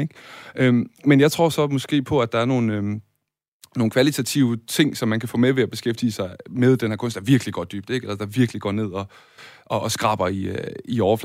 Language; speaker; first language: Danish; native; Danish